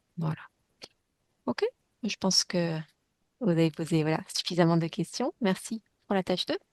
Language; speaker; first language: French; native; French